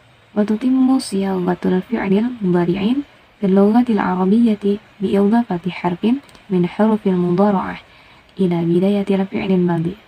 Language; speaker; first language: Arabic; non-native, learner; Indonesian